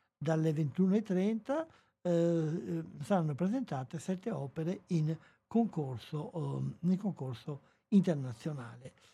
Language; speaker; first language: Italian; native; Italian